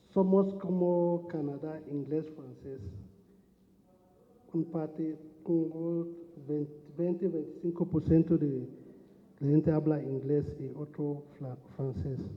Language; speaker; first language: Spanish; non-native, learner; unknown